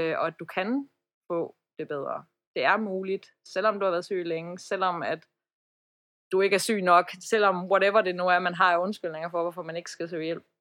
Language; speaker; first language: Danish; early bilingual, other home language; Persian